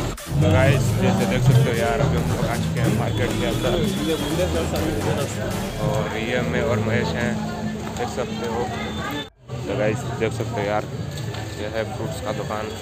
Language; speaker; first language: Hindi; non-native, local second language; Kannada